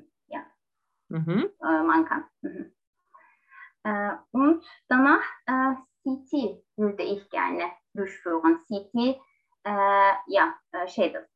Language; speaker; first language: German; non-native, learner; Turkish